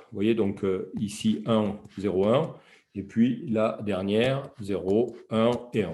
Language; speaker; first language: French; native; French